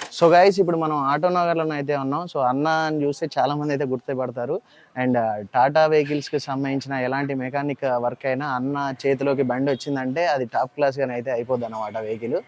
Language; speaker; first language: Telugu; native; Telugu